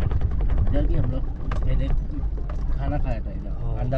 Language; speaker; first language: Hindi; non-native, local second language; Mizo